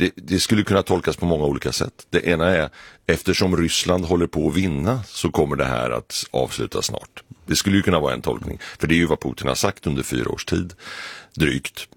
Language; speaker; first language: Swedish; native; Swedish